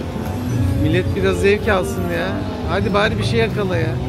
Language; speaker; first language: Turkish; native; Turkish